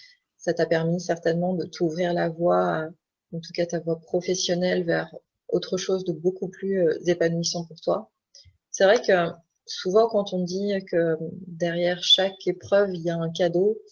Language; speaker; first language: French; native; French